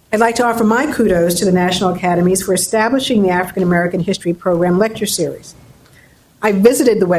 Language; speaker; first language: English; native; English